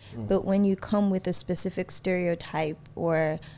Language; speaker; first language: English; native; English